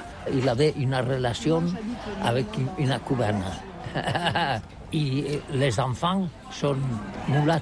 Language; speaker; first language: French; non-native, learner; Catalan